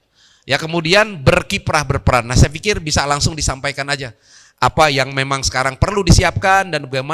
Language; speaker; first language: Indonesian; native; Indonesian